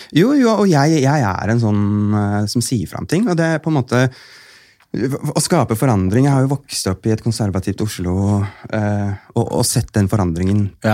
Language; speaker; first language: Norwegian; native; Norwegian